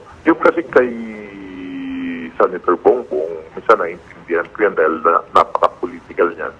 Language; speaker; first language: Filipino; native; Filipino